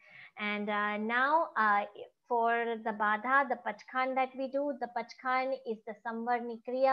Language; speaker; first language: English; non-native, local second language; Gujarati